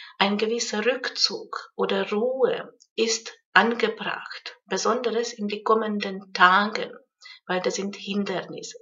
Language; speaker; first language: German; non-native, fluent; Hungarian